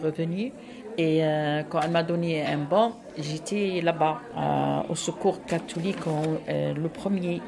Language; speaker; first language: French; non-native, fluent; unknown